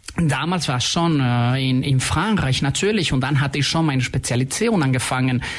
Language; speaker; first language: German; non-native, fluent; Spanish